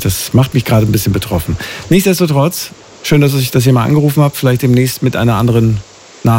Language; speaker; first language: German; native; German